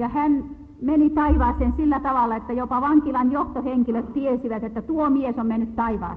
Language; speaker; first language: Finnish; native; Finnish